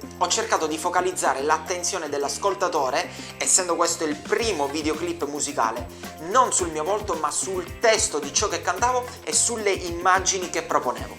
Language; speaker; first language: Italian; native; Italian